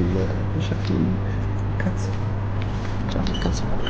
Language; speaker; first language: German; non-native, learner; Arabic